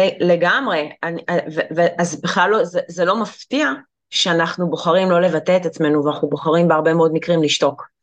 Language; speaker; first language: Hebrew; early bilingual, other home language; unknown